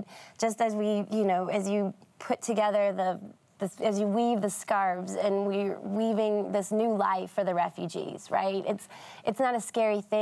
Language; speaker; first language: English; native; English